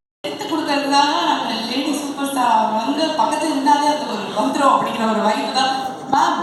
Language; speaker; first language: Tamil; native; Tamil